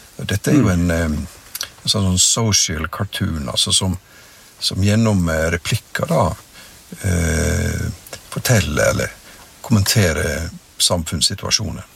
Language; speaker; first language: Norwegian; native; Norwegian